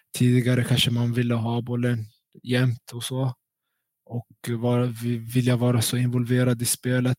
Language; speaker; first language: Swedish; early bilingual, other home language; Central Kurdish